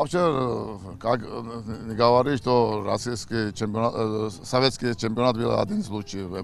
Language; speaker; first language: Russian; non-native, local second language; Georgian